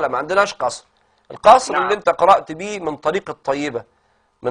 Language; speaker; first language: Arabic; native; Arabic